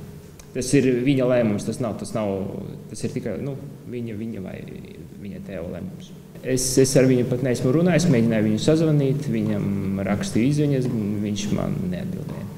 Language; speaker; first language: Latvian; non-native, local second language; Russian